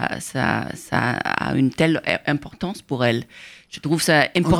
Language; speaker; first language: French; non-native, fluent; German